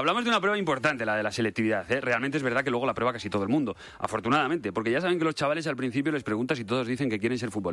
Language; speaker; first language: Spanish; native; Spanish